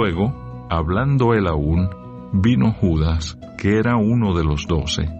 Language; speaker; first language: Spanish; native; Spanish